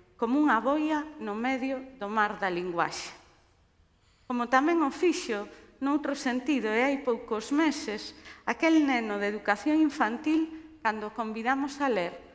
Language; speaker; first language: Galician; non-native, local second language; Spanish